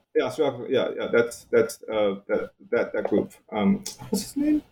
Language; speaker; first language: English; non-native, fluent; Chinese